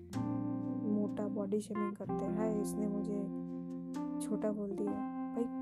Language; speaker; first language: Hindi; native; Hindi